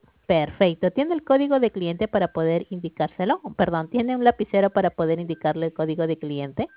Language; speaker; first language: Spanish; native; Spanish